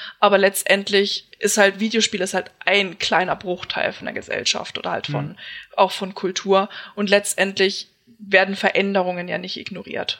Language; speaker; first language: German; native; German